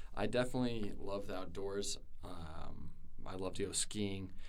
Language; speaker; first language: English; native; English